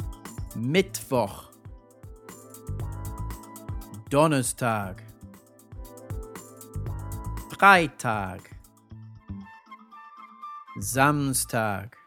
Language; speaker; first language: German; non-native, fluent; English